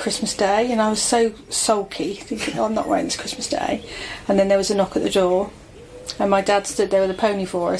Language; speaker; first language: English; native; English